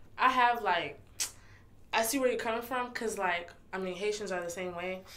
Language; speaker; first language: English; early bilingual, other home language; Haitian Creole